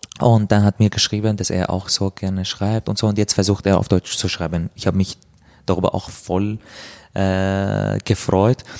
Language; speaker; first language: German; non-native, fluent; Arabic